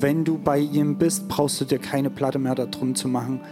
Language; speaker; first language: German; native; German